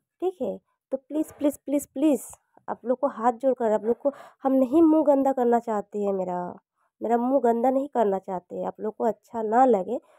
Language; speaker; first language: Hindi; non-native, local second language; Bangla